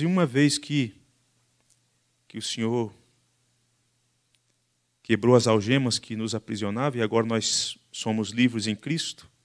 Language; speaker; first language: Portuguese; native; Portuguese